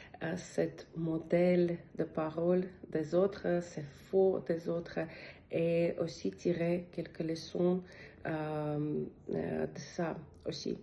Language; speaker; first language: French; non-native, learner; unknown